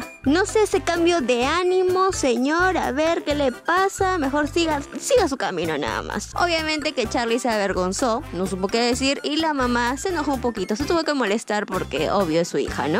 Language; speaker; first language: Spanish; native; Spanish